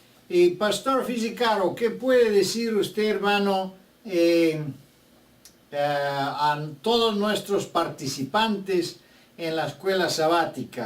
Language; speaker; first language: Spanish; non-native, fluent; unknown